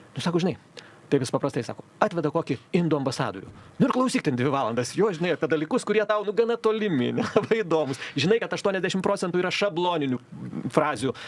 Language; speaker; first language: Lithuanian; native; Lithuanian